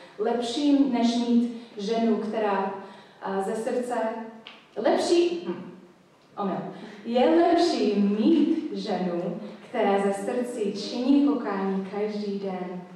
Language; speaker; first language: Czech; non-native, fluent; English